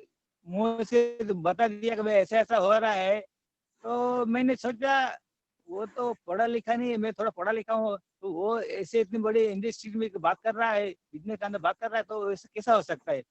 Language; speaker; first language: Hindi; non-native, local second language; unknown